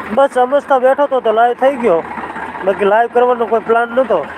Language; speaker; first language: Hindi; non-native, local second language; Gujarati